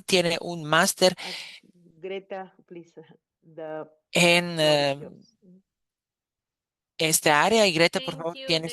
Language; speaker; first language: Spanish; non-native, fluent; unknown